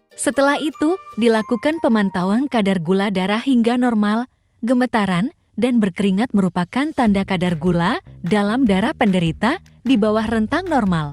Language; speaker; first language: Indonesian; native; Indonesian